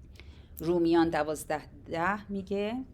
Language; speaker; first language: Persian; native; Persian